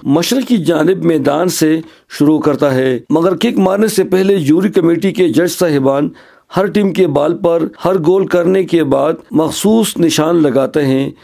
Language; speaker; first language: Urdu; non-native, local second language; Khowar